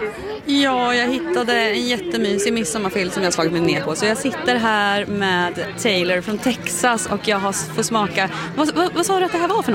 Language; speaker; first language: Swedish; native; Swedish